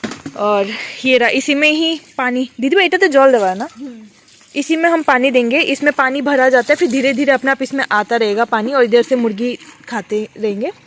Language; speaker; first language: Hindi; native; Hindi